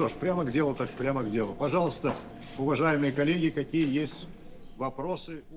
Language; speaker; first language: Russian; native; Russian